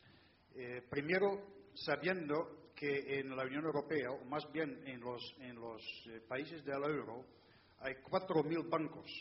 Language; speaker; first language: Spanish; non-native, fluent; Dutch